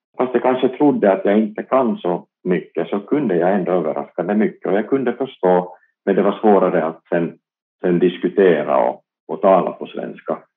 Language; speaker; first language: Swedish; non-native, local second language; Finnish